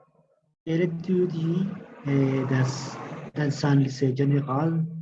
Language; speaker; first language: French; non-native, learner; Spanish